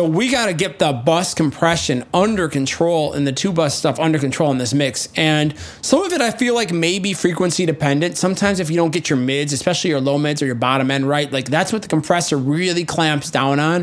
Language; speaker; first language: English; native; English